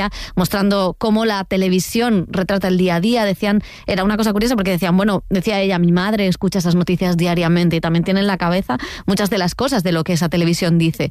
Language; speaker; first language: Spanish; native; Spanish